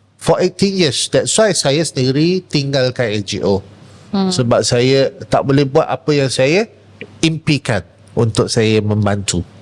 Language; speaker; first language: Malay; non-native, local second language; Chinese